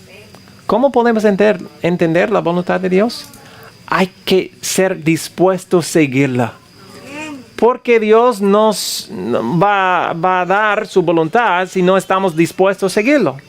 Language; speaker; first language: Spanish; non-native, fluent; English